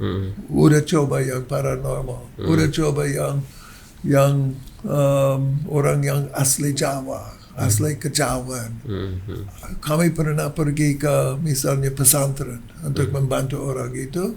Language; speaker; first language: Indonesian; non-native, learner; English